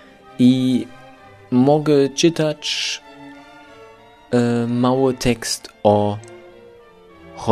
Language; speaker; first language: Polish; non-native, learner; German